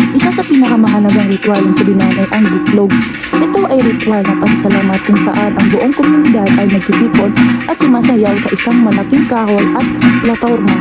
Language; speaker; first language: Filipino; non-native, local second language; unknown